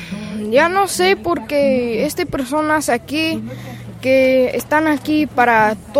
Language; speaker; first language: Spanish; non-native, learner; English